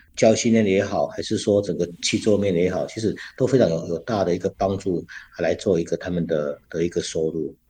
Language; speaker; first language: Chinese; native; Chinese